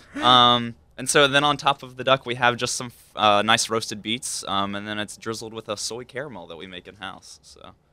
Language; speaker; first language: English; native; English